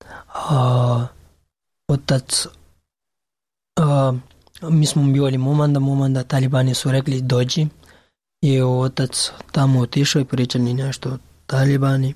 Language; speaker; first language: Serbian; non-native, learner; Pashto